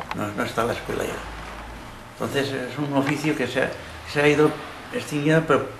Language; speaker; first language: Spanish; non-native, local second language; Catalan